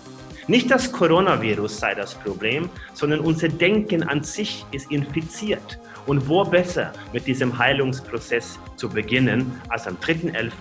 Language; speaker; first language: German; non-native, fluent; Norwegian